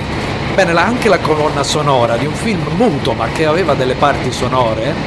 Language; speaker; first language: Italian; native; Italian